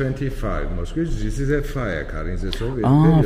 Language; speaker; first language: English; non-native, learner; Georgian